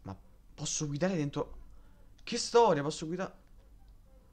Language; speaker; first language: Italian; native; Italian